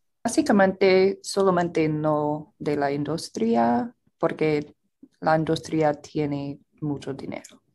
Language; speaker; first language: Spanish; non-native, learner; English